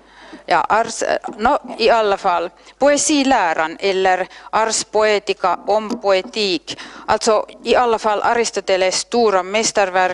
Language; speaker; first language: Swedish; non-native, local second language; Finnish